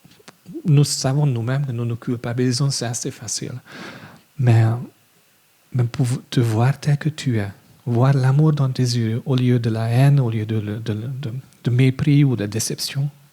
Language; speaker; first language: French; non-native, fluent; English